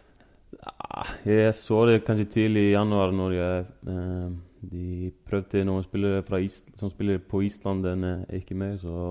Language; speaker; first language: Norwegian; non-native, fluent; Icelandic